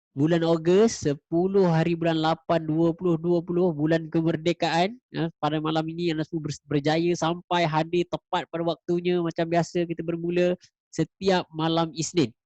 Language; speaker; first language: Malay; native; Malay